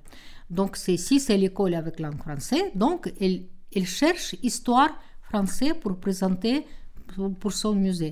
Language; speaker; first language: French; non-native, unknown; Russian